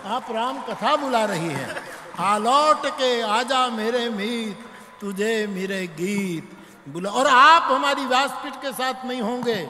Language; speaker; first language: Hindi; non-native, local second language; Gujarati